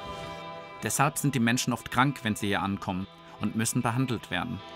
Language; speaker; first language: German; native; German